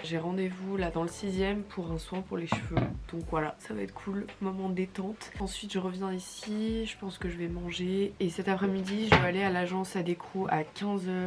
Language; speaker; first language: French; native; French